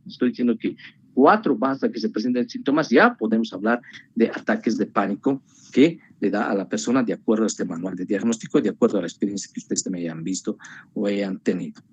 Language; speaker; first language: Spanish; native; Spanish